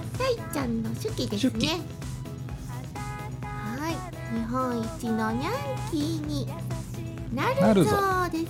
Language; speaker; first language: Japanese; native; Japanese